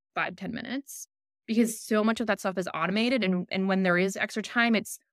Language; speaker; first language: English; native; English